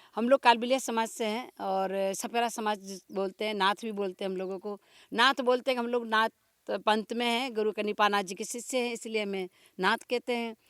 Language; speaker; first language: Hindi; non-native, local second language; Rajasthani